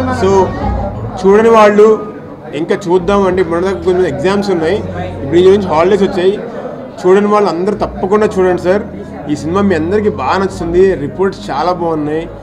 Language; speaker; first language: Telugu; native; Telugu